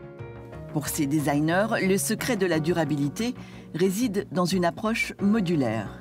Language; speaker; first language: French; native; French